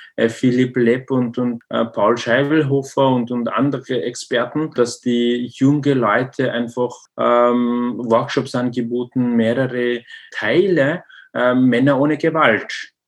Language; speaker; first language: German; non-native, learner; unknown